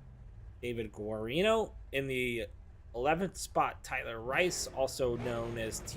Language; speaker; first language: English; native; English